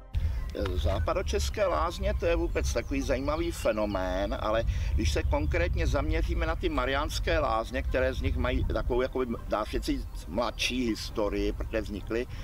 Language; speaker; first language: Czech; native; Czech